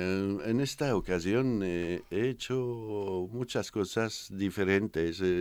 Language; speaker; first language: Spanish; non-native, fluent; French